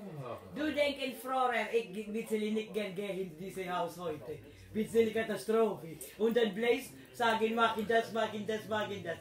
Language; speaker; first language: German; non-native, learner; Filipino